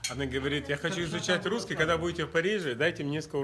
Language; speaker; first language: Russian; native; Russian